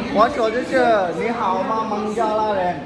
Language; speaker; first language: Chinese; non-native, learner; Bangla